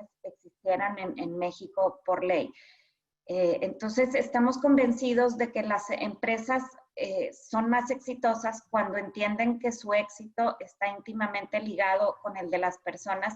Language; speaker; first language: Spanish; native; Spanish